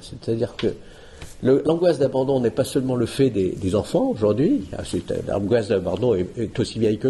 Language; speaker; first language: French; native; French